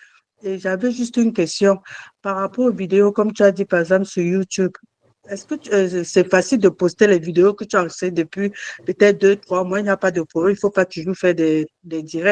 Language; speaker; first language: French; non-native, fluent; German